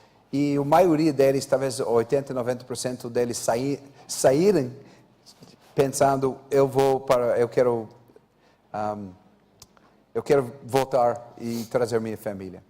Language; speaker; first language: Portuguese; non-native, fluent; English